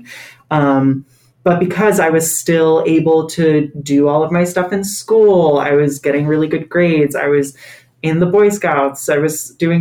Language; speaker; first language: English; native; English